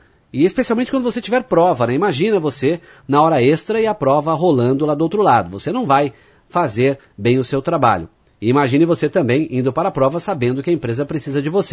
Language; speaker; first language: Portuguese; native; Portuguese